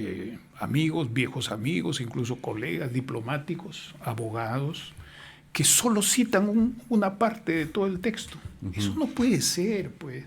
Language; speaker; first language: Spanish; native; Spanish